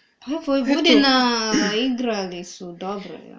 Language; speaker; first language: Serbian; non-native, learner; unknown